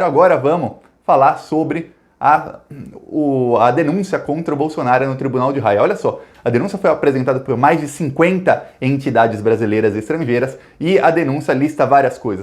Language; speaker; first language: Portuguese; native; Portuguese